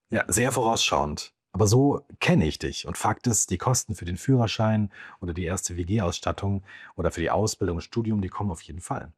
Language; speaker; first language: German; native; German